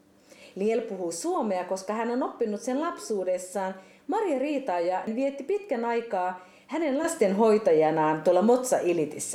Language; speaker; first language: Finnish; native; Finnish